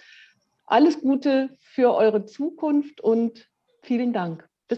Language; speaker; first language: German; native; German